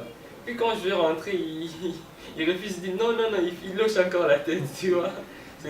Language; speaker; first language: French; non-native, local second language; Lingala